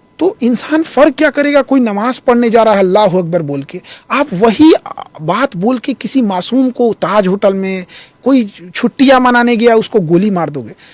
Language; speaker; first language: Hindi; native; Hindi